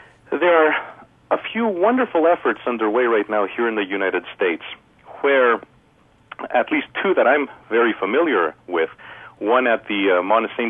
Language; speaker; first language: English; early bilingual, other home language; Greek